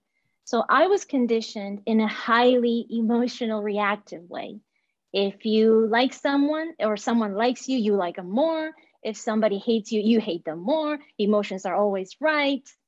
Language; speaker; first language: English; non-native, fluent; Spanish